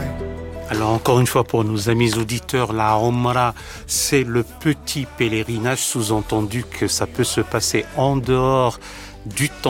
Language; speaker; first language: French; native; French